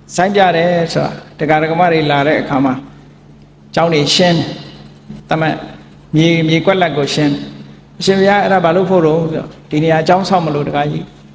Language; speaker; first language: Burmese; native; Burmese